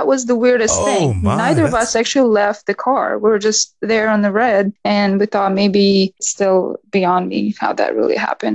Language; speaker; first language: English; non-native, fluent; Russian